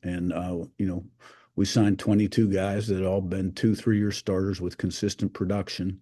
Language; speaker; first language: English; native; English